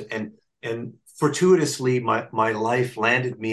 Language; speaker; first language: English; native; English